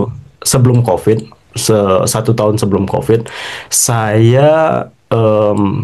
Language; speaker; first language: Indonesian; native; Indonesian